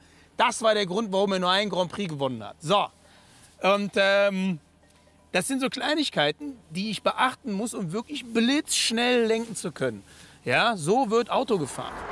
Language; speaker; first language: German; native; German